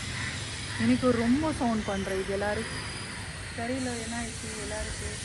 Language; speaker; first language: Tamil; non-native, local second language; Urdu